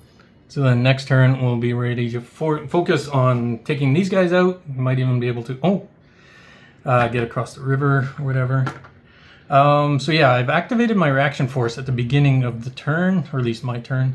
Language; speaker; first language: English; native; English